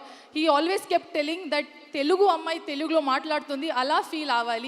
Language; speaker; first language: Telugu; non-native, learner; Kannada